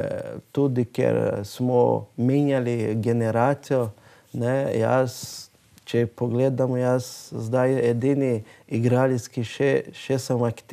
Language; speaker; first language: Slovenian; non-native, learner; Portuguese